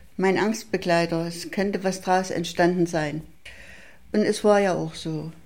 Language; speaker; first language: German; native; German